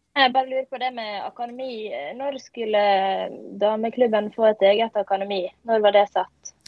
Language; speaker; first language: Norwegian; native; Norwegian